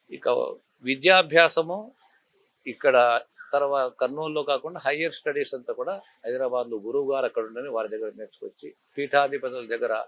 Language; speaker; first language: Telugu; native; Telugu